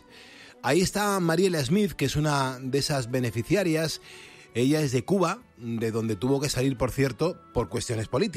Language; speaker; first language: Spanish; native; Spanish